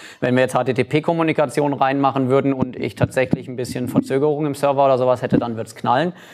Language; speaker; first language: German; native; German